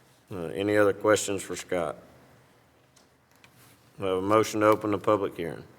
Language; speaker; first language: English; native; English